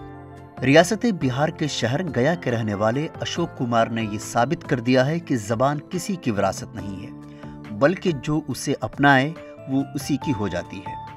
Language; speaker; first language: Hindi; native; Hindi